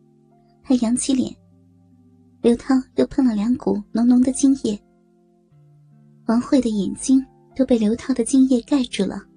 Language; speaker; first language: Chinese; native; Chinese